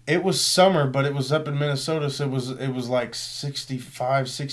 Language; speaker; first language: English; native; English